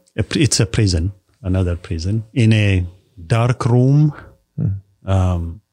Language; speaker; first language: English; non-native, fluent; Amharic